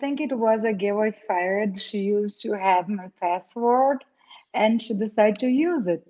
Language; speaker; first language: English; non-native, fluent; Portuguese